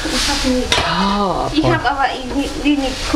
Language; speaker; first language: German; non-native, learner; Thai